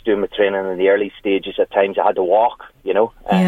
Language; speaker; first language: English; native; English